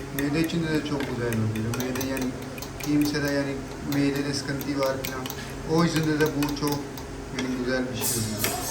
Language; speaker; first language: Turkish; non-native, learner; Urdu